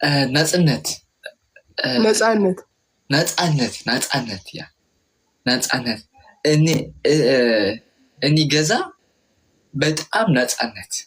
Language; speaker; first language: Amharic; non-native, learner; Tigrinya